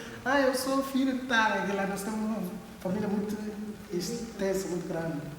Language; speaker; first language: Portuguese; non-native, local second language; Upper Guinea Crioulo